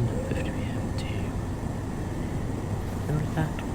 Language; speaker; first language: English; native; English